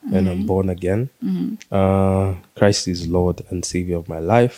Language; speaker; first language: English; non-native, local second language; Swahili